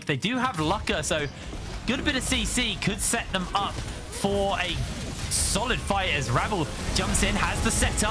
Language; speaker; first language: English; native; English